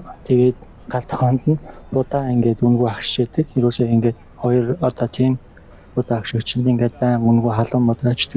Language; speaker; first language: Mongolian; native; Mongolian